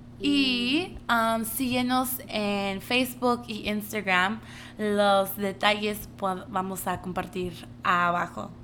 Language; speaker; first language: Spanish; early bilingual, heritage; Spanish